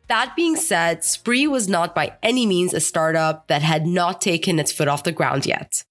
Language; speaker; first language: English; non-native, fluent; Arabic